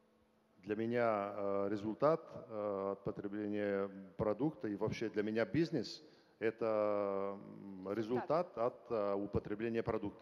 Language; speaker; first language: Russian; non-native, fluent; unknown